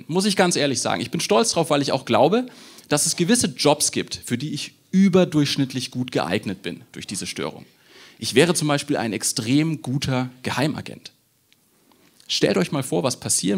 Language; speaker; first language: German; native; German